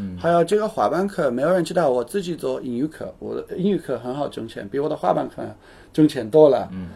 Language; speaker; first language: Chinese; non-native, fluent; English